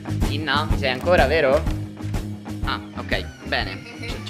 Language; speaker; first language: Italian; native; Italian